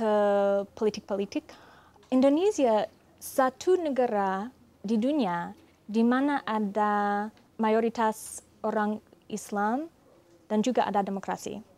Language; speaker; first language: Indonesian; non-native, fluent; English